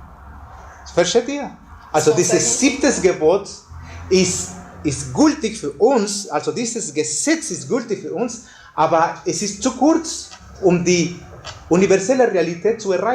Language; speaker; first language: German; non-native, fluent; Spanish